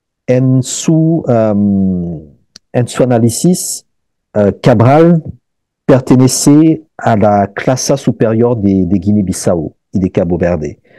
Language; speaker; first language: Spanish; non-native, fluent; French